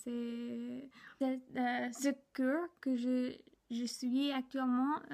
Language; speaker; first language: French; non-native, learner; English